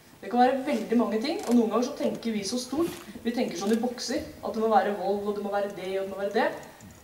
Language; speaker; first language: Norwegian; native; Norwegian